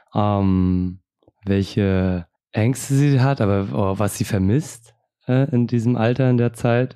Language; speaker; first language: German; native; German